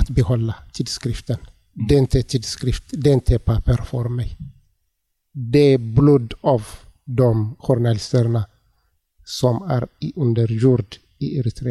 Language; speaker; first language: Swedish; non-native, learner; Tigrinya